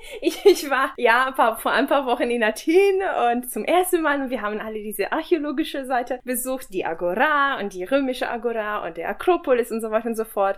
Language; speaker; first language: German; non-native, fluent; Italian